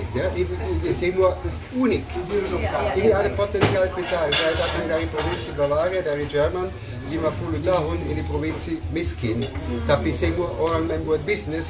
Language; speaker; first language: Indonesian; non-native, learner; German